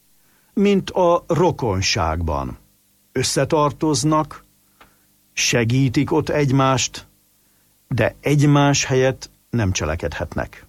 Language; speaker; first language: Hungarian; native; Hungarian